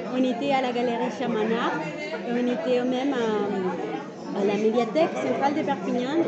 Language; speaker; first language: French; non-native, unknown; Spanish